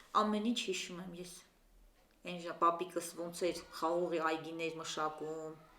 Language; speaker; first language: Armenian; native; Armenian